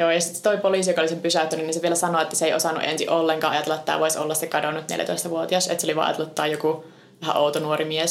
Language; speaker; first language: Finnish; native; Finnish